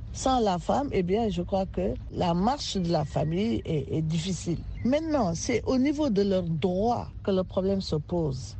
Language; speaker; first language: French; non-native, local second language; Wolof